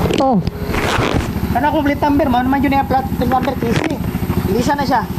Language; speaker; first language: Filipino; non-native, local second language; Cebuano